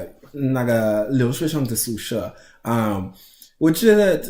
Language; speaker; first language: Chinese; non-native, learner; English